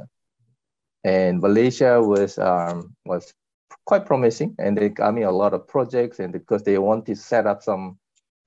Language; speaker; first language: English; non-native, fluent; Korean